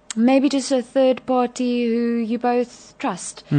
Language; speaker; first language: English; non-native, local second language; Afrikaans